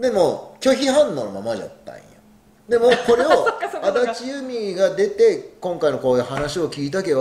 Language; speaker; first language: Japanese; native; Japanese